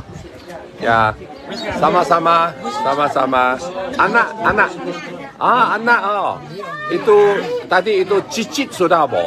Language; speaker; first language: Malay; non-native, local second language; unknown